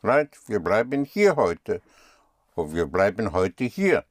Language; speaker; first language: German; non-native, fluent; English